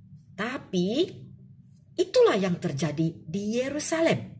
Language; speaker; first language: Indonesian; native; Indonesian